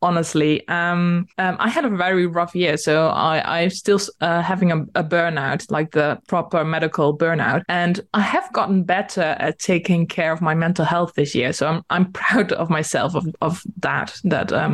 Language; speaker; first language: English; non-native, fluent; Dutch